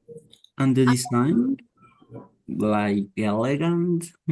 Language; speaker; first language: English; non-native, learner; Spanish